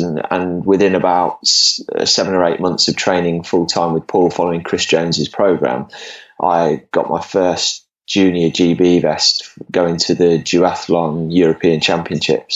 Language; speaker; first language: English; native; English